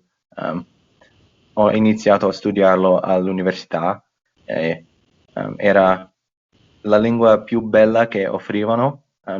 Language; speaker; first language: Italian; non-native, fluent; English